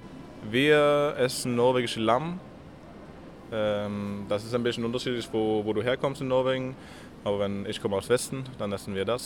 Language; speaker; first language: German; non-native, learner; Norwegian